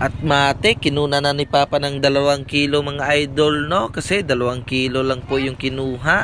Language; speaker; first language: Filipino; native; Filipino